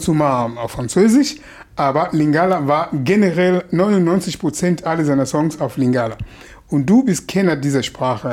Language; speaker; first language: German; non-native, fluent; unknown